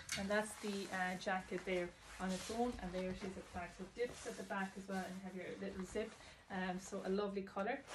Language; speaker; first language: English; native; English